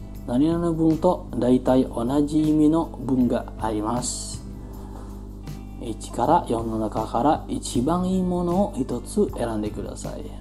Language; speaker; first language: Japanese; non-native, fluent; Indonesian